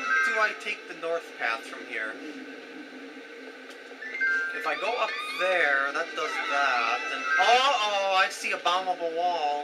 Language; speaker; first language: English; native; English